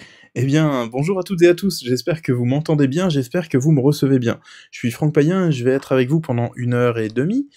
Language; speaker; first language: French; native; French